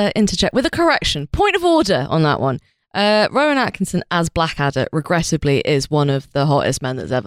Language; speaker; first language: English; native; English